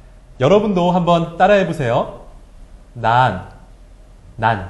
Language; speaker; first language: Korean; native; Korean